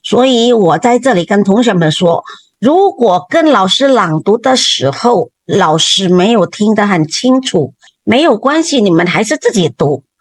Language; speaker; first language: Chinese; non-native, fluent; Indonesian